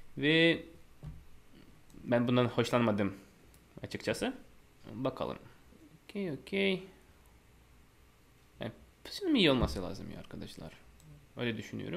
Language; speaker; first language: Turkish; non-native, fluent; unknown